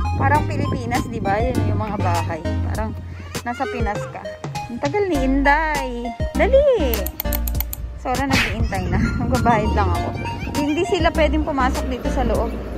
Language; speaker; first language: Filipino; native; Filipino